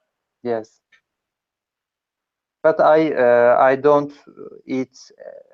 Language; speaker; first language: English; non-native, learner; Turkish